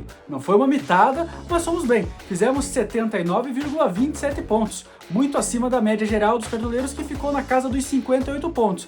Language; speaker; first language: Portuguese; native; Portuguese